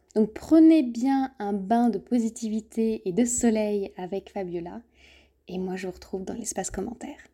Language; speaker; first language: French; native; French